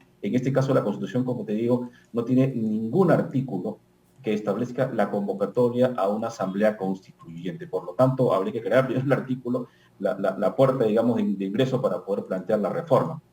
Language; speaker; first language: Spanish; native; Spanish